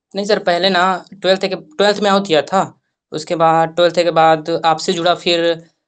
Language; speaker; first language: Hindi; native; Hindi